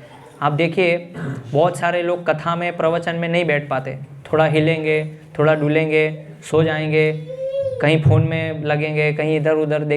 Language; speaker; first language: Hindi; native; Hindi